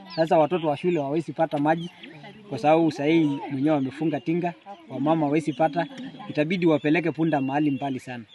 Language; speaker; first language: Swahili; non-native, local second language; Masai